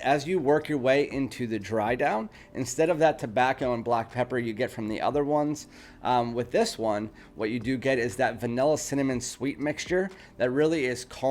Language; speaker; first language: English; native; English